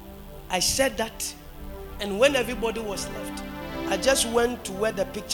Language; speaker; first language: English; non-native, local second language; Akan